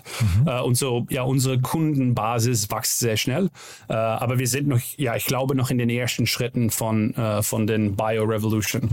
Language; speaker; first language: German; non-native, learner; Dutch